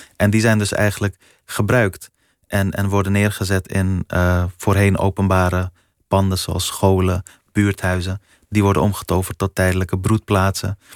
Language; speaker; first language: Dutch; early bilingual, other home language; Persian